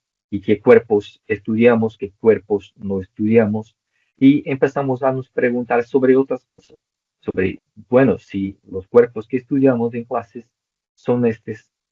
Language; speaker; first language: Spanish; non-native, local second language; Portuguese